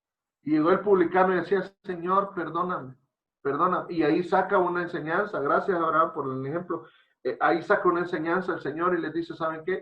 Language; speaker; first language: Spanish; native; Spanish